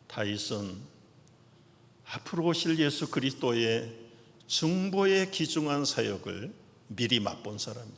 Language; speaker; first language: Korean; native; Korean